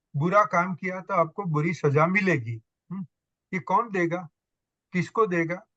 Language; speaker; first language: Hindi; non-native, local second language; Gujarati